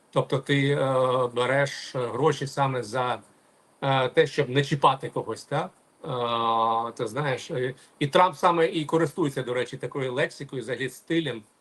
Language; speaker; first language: Ukrainian; non-native, local second language; Russian